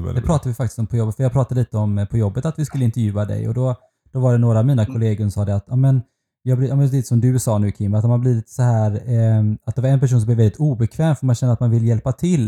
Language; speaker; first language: Swedish; native; Swedish